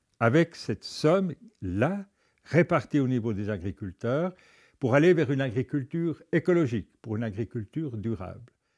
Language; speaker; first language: French; native; French